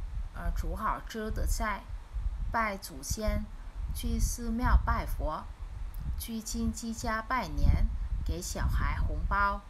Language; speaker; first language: Chinese; non-native, learner; Vietnamese